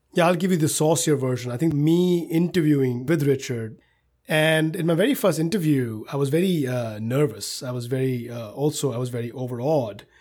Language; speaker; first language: English; non-native, local second language; Hindi